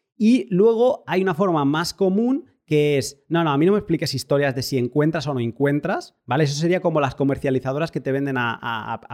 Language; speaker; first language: Spanish; native; Spanish